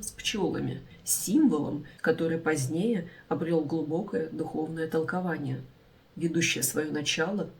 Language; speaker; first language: Russian; native; Russian